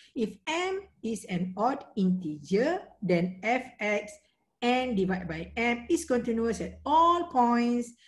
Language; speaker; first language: English; non-native, local second language; Malay